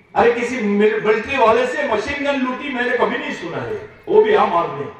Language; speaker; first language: Hindi; non-native, local second language; Marathi